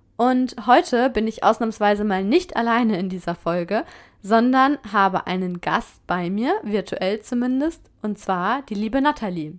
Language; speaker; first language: German; native; German